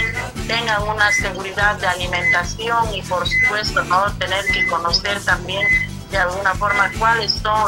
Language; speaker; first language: Spanish; native; Spanish